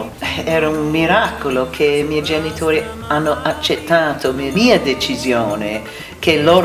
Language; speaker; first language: Italian; non-native, learner; English